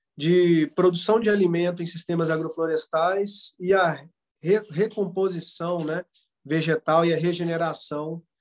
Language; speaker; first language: Portuguese; native; Portuguese